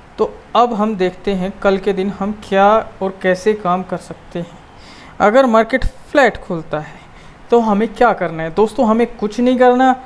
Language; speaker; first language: Hindi; native; Hindi